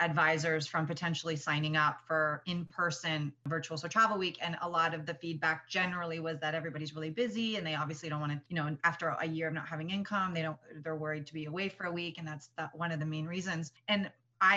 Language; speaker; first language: English; native; English